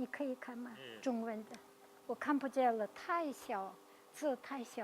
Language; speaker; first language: Chinese; non-native, fluent; Kazakh